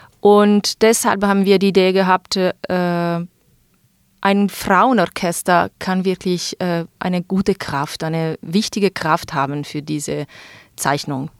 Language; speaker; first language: German; non-native, fluent; Italian